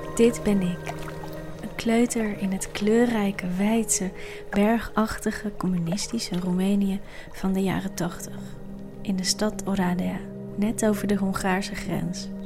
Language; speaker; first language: Dutch; early bilingual, other home language; Romanian